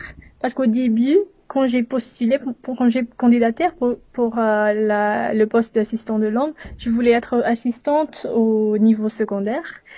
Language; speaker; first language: French; non-native, fluent; English